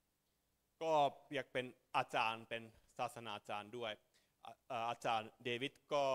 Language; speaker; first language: Thai; non-native, fluent; Finnish